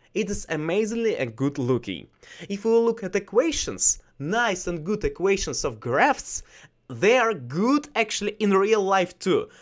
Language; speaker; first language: English; non-native, learner; Russian